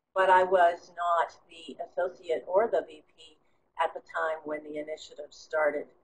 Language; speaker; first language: English; native; English